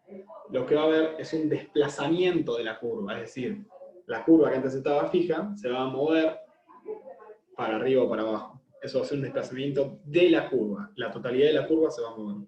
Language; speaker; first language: Spanish; native; Spanish